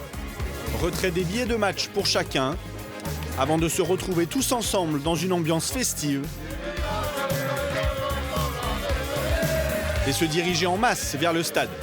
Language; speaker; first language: French; native; French